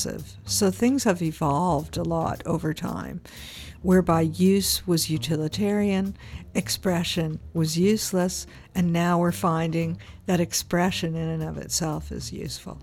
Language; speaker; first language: English; native; English